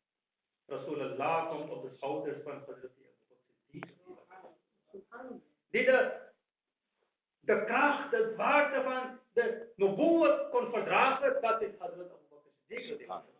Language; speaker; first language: Dutch; non-native, fluent; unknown